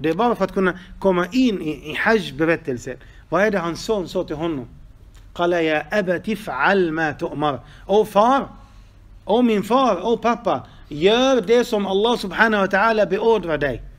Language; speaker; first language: Swedish; non-native, fluent; Arabic